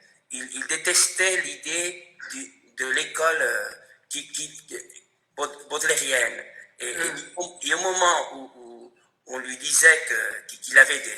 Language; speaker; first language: French; non-native, fluent; Spanish